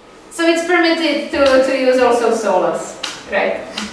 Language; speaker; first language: English; non-native, fluent; Czech